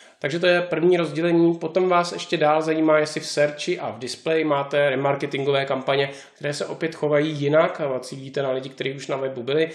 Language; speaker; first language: Czech; native; Czech